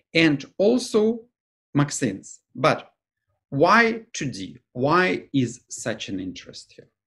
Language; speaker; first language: English; non-native, fluent; Ukrainian